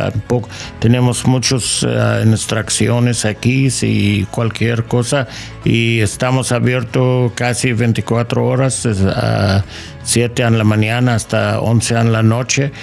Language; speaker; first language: Spanish; non-native, learner; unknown